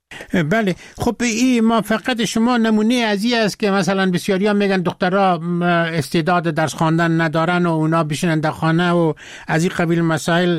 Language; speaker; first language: Persian; native; Persian